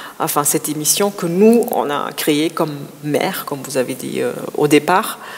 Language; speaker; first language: French; non-native, fluent; German